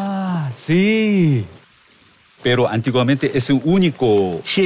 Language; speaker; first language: Spanish; non-native, learner; Korean